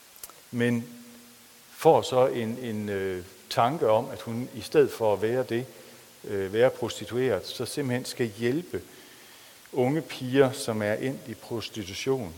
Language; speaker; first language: Danish; native; Danish